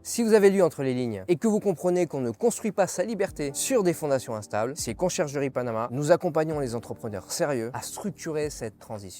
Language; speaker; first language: French; native; French